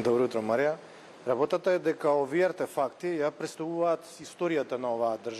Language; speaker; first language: Macedonian; native; Macedonian